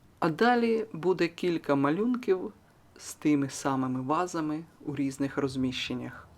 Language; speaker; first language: Ukrainian; non-native, local second language; Russian